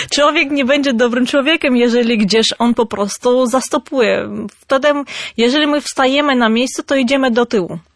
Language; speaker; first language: Polish; non-native, fluent; Armenian